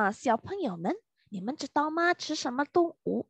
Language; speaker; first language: Chinese; non-native, fluent; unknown